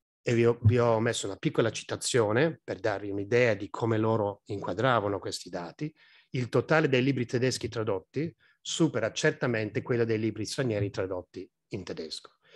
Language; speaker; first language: Italian; non-native, fluent; English